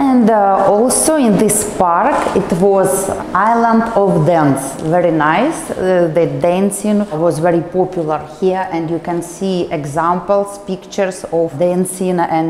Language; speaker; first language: English; non-native, fluent; Russian